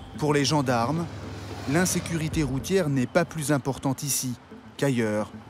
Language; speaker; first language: French; native; French